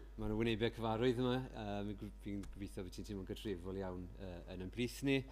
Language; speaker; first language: Welsh; native; Welsh